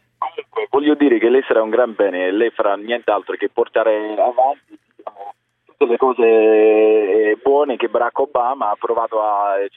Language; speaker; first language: Italian; early bilingual, heritage; English